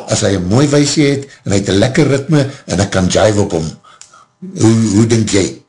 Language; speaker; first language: Afrikaans; native; Afrikaans